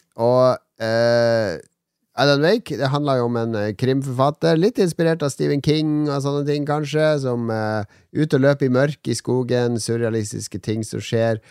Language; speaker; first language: Norwegian; native; Norwegian